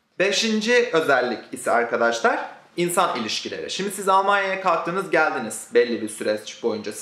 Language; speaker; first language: Turkish; native; Turkish